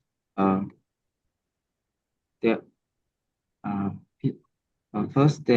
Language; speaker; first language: English; non-native, learner; Vietnamese